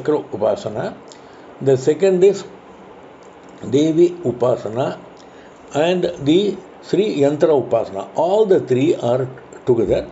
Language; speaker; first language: English; non-native, local second language; Tamil